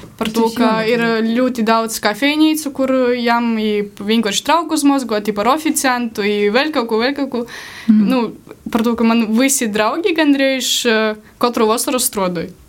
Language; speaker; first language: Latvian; native; Latvian